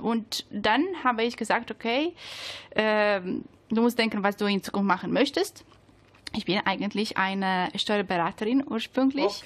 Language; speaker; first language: German; non-native, learner; Italian